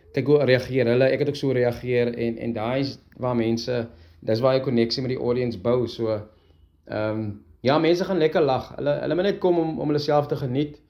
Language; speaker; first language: Afrikaans; native; Afrikaans